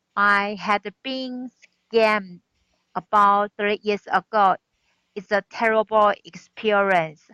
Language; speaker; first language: English; non-native, learner; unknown